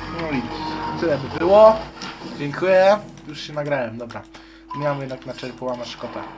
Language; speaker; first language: Polish; native; Polish